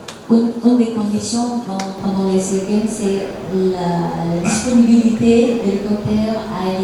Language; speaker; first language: French; non-native, learner; Indonesian